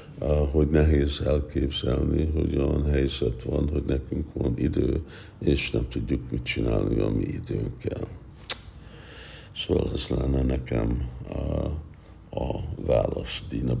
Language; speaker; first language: Hungarian; early bilingual, heritage; Hungarian